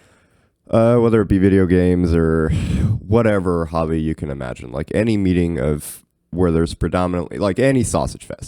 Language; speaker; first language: English; native; English